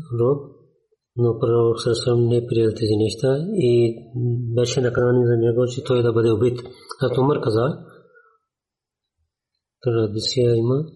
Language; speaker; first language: Bulgarian; non-native, learner; Urdu